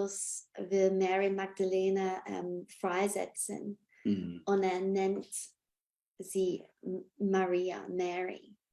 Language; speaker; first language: German; non-native, fluent; English